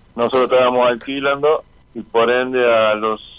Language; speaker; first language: Spanish; native; Spanish